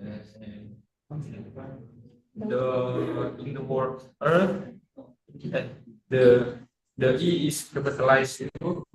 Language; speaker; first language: English; non-native, learner; Indonesian